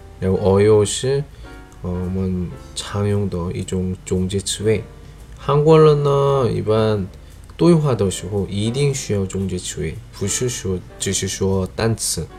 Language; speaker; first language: Chinese; non-native, learner; Korean